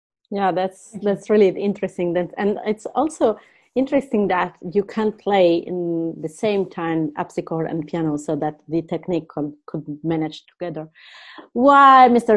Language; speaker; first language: English; non-native, fluent; Italian